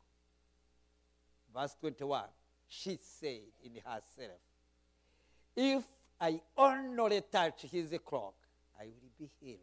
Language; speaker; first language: English; non-native, local second language; Kinyarwanda